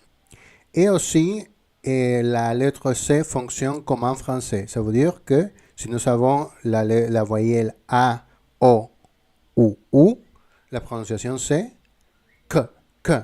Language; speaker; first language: French; non-native, fluent; Spanish